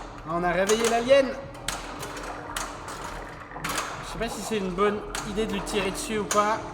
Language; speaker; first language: French; native; French